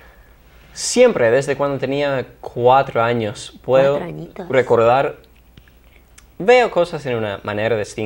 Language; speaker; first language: Spanish; non-native, fluent; English